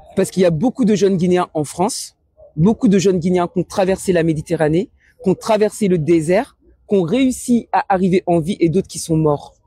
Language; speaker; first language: French; early bilingual, other home language; Wolof